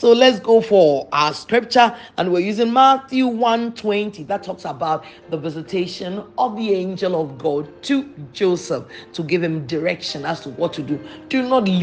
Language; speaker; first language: English; non-native, local second language; Akan